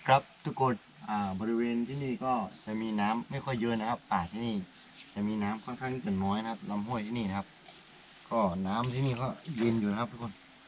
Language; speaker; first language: Thai; non-native, local second language; Karen languages